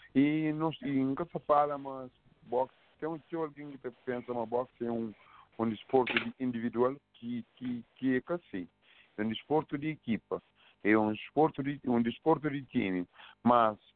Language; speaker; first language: Portuguese; non-native, local second language; Kabuverdianu